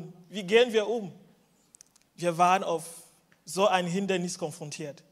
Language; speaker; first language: German; non-native, fluent; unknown